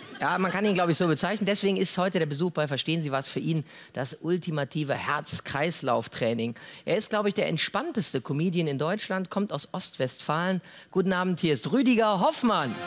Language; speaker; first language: German; native; German